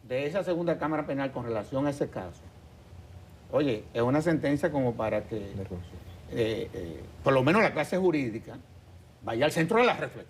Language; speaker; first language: Spanish; native; Spanish